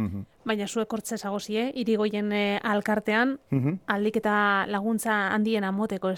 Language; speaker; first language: Basque; native; Basque